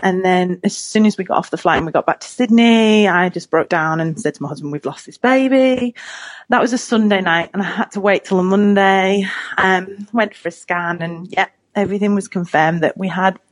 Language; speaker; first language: English; native; English